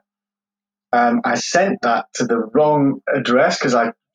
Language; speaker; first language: English; native; English